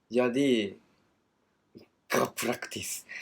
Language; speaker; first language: Indonesian; non-native, learner; Japanese